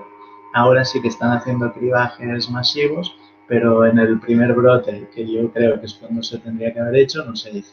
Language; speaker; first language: Spanish; native; Spanish